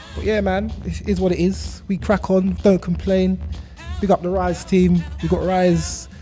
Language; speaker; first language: English; native; English